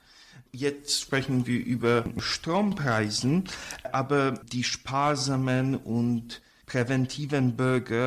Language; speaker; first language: German; non-native, fluent; Polish